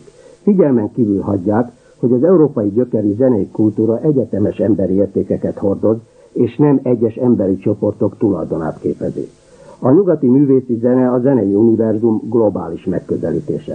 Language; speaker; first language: Hungarian; native; Hungarian